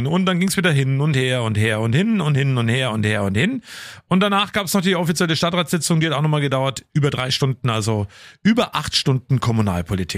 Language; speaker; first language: German; native; German